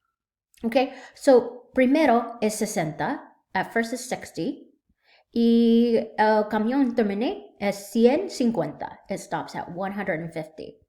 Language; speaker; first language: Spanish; non-native, learner; English